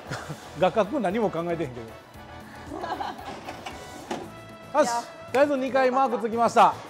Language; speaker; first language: Japanese; native; Japanese